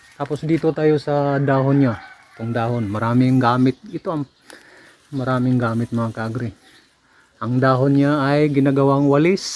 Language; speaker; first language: Filipino; non-native, local second language; Cebuano